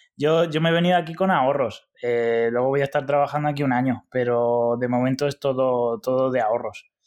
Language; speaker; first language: Spanish; native; Spanish